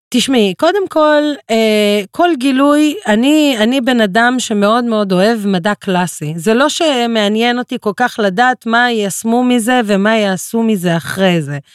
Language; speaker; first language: Hebrew; non-native, local second language; Arabic